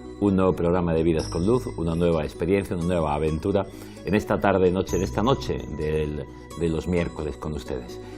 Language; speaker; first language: Spanish; native; Spanish